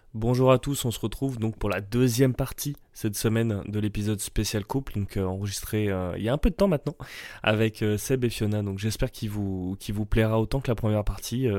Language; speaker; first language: French; early bilingual, other home language; Portuguese